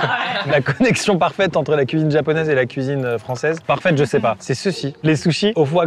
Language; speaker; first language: French; native; French